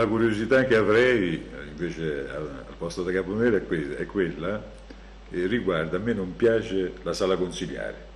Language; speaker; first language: Italian; native; Italian